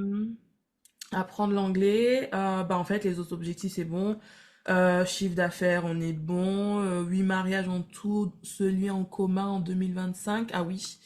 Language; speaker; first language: French; native; French